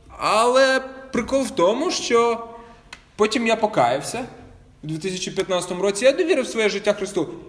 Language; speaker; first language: Ukrainian; non-native, local second language; Russian